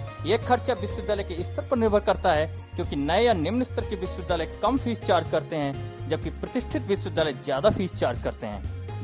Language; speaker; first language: Hindi; native; Hindi